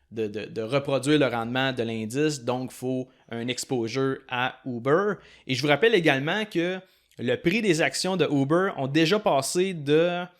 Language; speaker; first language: French; native; French